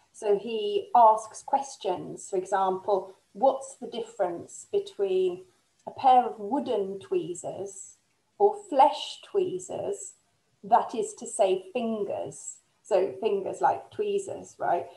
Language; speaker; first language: English; native; English